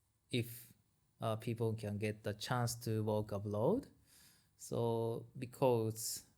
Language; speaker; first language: English; non-native, learner; Japanese